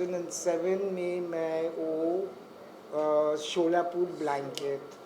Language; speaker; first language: Hindi; non-native, local second language; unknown